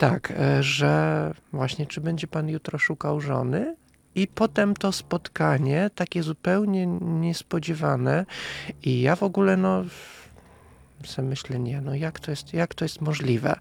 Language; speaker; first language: Polish; non-native, fluent; Russian